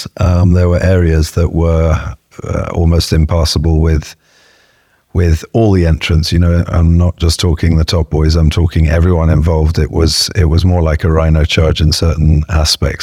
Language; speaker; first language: English; native; English